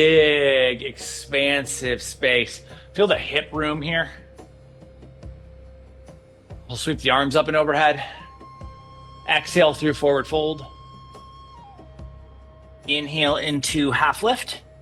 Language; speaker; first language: English; native; English